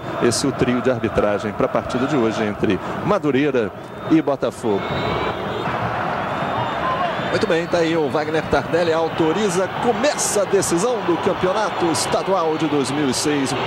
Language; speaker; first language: Portuguese; native; Portuguese